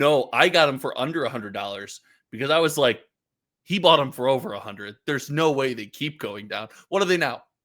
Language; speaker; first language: English; native; English